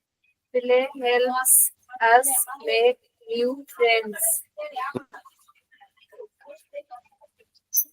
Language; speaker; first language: English; non-native, learner; Hindi